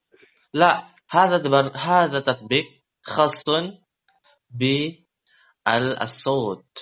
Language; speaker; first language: Arabic; non-native, learner; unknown